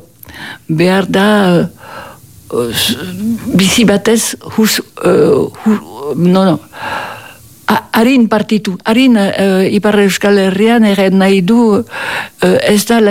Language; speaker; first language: Basque; native; Basque